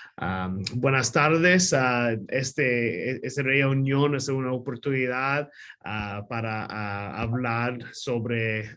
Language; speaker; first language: Spanish; non-native, learner; English